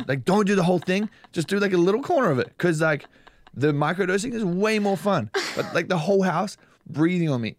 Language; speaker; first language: English; native; English